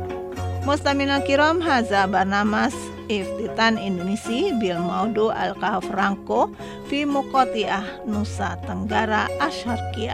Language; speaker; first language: Arabic; non-native, fluent; Indonesian